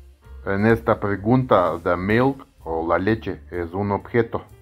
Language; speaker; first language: Spanish; non-native, fluent; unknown